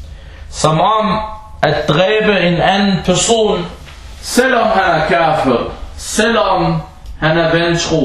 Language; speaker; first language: Danish; early bilingual, other home language; Arabic